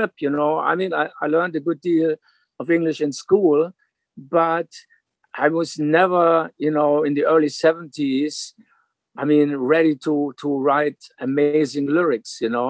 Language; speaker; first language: English; non-native, fluent; German